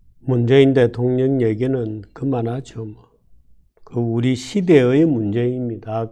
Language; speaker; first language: Korean; native; Korean